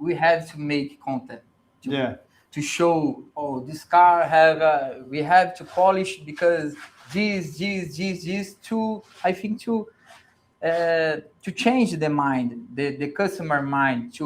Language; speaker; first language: English; non-native, learner; Portuguese